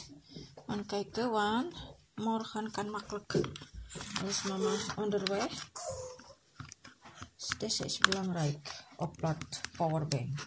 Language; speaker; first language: Dutch; non-native, learner; Indonesian